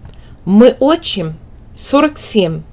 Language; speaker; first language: Russian; non-native, fluent; English